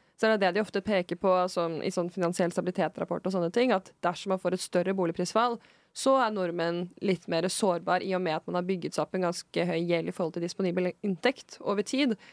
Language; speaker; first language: Norwegian; native; Norwegian